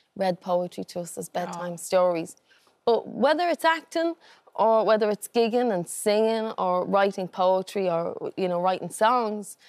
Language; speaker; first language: English; native; English